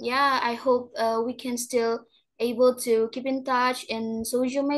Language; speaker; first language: English; non-native, learner; Indonesian